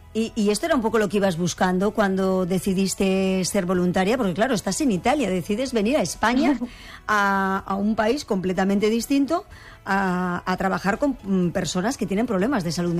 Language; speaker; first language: Spanish; native; Spanish